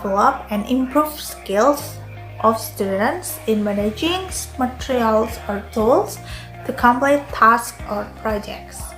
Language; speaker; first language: English; non-native, learner; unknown